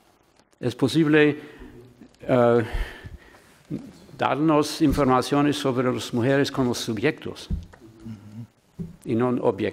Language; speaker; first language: Spanish; non-native, fluent; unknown